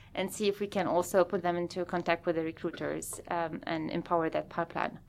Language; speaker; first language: English; non-native, fluent; Arabic